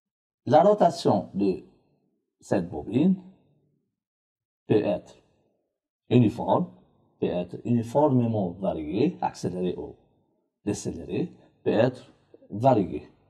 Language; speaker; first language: French; non-native, local second language; Arabic